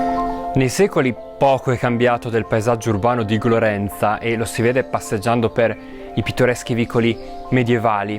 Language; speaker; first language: Italian; native; Italian